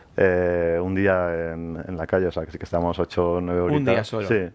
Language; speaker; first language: Spanish; native; Spanish